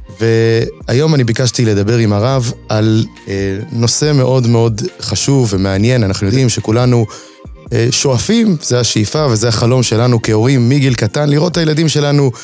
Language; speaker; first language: Hebrew; native; Hebrew